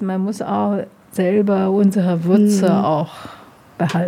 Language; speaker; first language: German; non-native, learner; Chinese